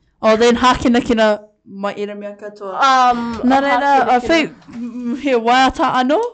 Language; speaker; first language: Māori; non-native, local second language; English